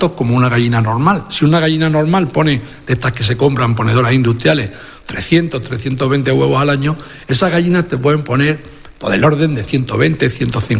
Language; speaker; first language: Spanish; native; Spanish